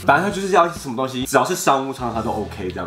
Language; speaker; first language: Chinese; native; Chinese